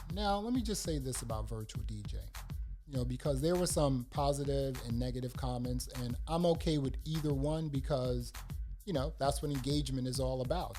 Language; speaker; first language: English; native; English